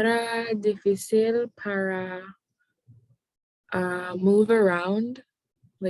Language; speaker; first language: Spanish; non-native, learner; English